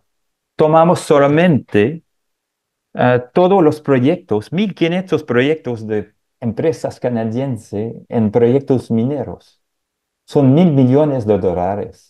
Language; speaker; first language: Spanish; non-native, fluent; French